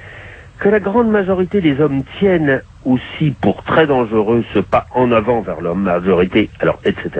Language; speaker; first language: French; native; French